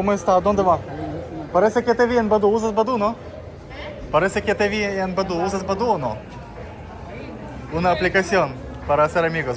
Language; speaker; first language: Spanish; non-native, learner; Russian